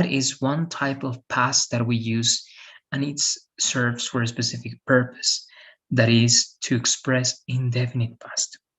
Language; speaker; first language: English; non-native, fluent; Spanish